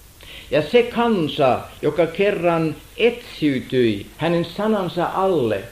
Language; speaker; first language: Finnish; non-native, fluent; German